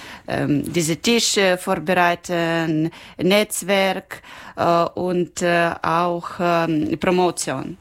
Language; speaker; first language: German; non-native, learner; Ukrainian